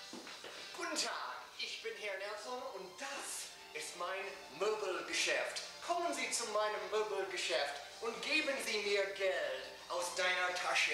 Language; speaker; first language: German; non-native, learner; English